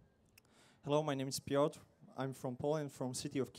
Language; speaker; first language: English; non-native, learner; Polish